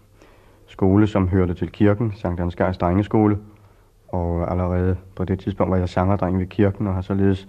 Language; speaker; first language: Danish; early bilingual, other home language; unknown